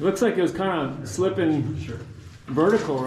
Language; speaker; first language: English; native; English